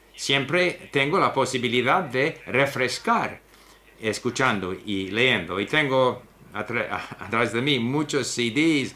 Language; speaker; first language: Spanish; non-native, fluent; English